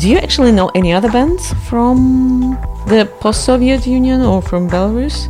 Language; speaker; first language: English; non-native, fluent; Russian